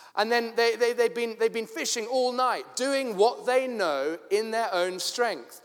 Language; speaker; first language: English; native; English